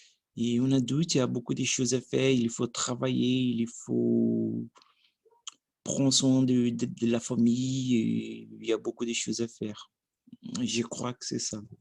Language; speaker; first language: French; non-native, learner; Portuguese